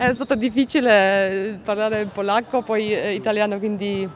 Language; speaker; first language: Italian; non-native, fluent; Polish